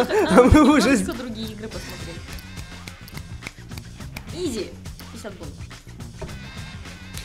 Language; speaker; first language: Russian; native; Russian